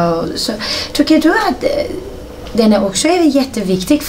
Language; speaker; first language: Swedish; non-native, fluent; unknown